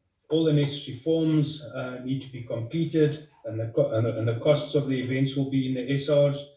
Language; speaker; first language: English; non-native, local second language; Afrikaans